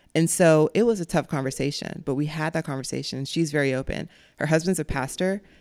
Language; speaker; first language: English; native; English